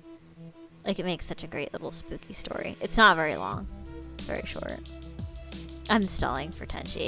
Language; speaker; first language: English; native; English